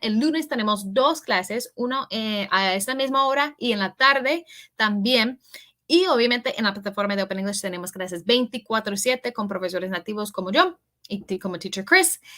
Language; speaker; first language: Spanish; early bilingual, heritage; English